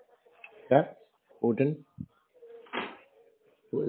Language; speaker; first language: German; native; German